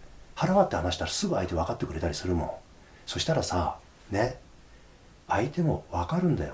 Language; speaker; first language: Japanese; native; Japanese